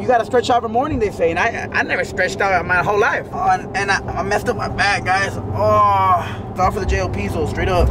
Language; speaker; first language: English; early bilingual, other home language; Spanish